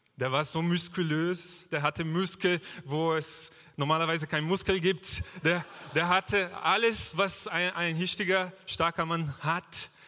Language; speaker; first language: German; non-native, fluent; Portuguese